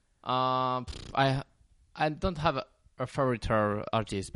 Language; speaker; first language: English; non-native, learner; French